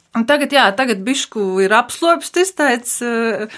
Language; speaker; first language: Latvian; native; Latvian